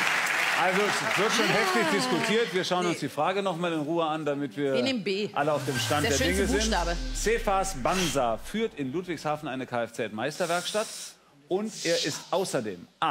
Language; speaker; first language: German; native; German